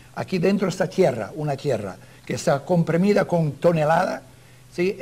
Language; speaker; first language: Spanish; non-native, learner; Italian